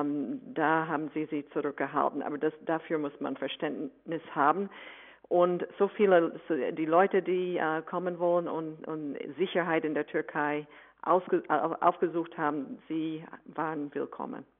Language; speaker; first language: German; non-native, fluent; English